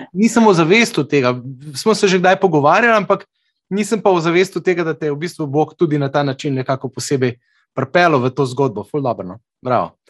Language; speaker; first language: Slovenian; native; Slovenian